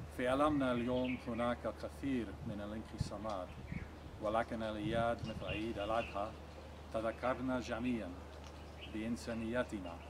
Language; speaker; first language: Arabic; non-native, fluent; English